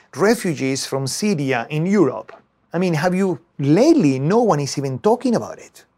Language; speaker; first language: English; non-native, fluent; Spanish